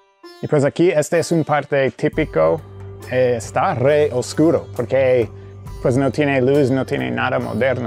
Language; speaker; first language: Spanish; non-native, fluent; English